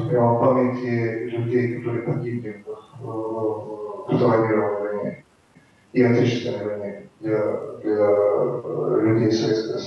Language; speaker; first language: Russian; non-native, learner; Bulgarian